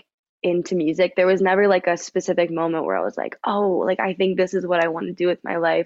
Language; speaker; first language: English; native; English